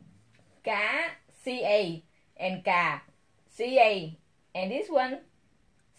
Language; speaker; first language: English; non-native, learner; Vietnamese